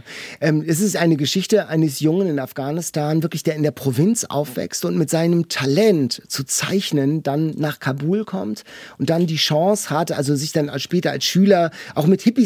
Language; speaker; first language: German; native; German